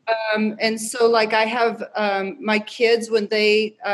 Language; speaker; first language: English; native; English